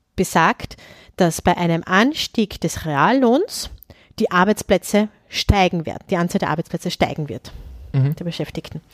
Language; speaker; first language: German; native; German